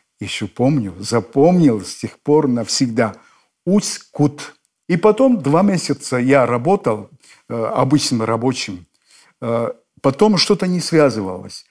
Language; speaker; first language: Russian; non-native, fluent; Spanish